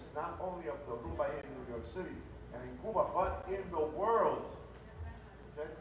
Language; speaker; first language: English; early bilingual, other home language; Spanish